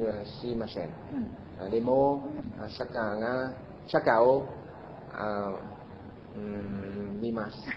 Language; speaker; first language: Japanese; non-native, learner; Vietnamese